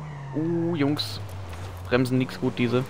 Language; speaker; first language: German; native; German